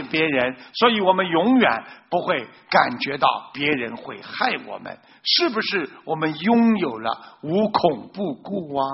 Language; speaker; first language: Chinese; native; Chinese